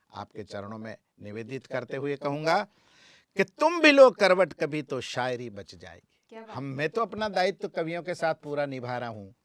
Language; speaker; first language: Hindi; native; Hindi